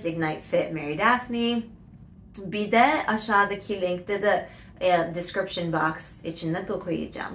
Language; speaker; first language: Turkish; non-native, fluent; English